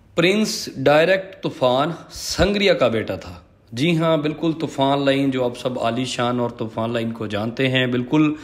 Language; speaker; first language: Hindi; non-native, local second language; Punjabi